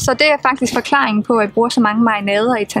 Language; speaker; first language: Danish; native; Danish